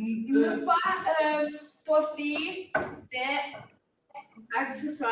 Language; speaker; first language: French; non-native, learner; Dutch